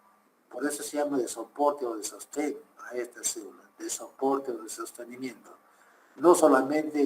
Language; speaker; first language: Spanish; native; Spanish